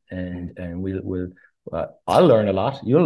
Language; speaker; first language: English; native; English